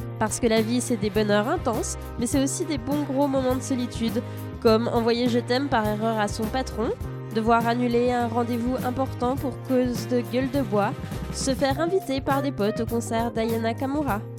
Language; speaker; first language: French; native; French